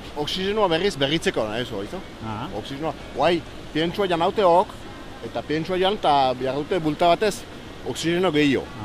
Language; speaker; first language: Basque; native; Basque